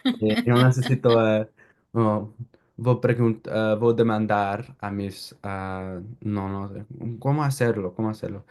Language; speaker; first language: Spanish; non-native, learner; English